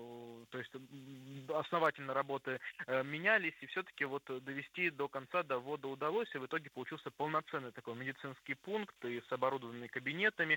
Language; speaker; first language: Russian; native; Russian